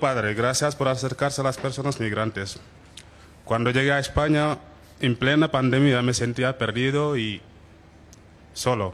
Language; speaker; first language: Spanish; non-native, fluent; Wolof